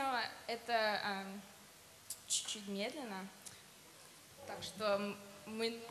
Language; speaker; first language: Russian; non-native, learner; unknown